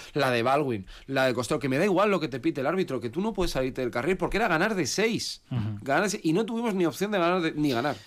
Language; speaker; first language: Spanish; native; Spanish